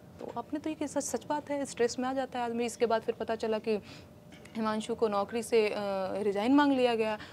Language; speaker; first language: Hindi; non-native, local second language; Bhojpuri